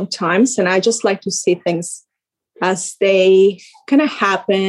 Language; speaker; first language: English; native; English